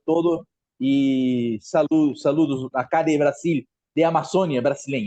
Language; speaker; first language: Spanish; non-native, fluent; Portuguese